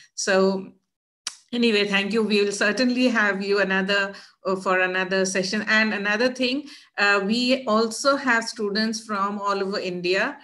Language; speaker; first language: English; non-native, local second language; Odia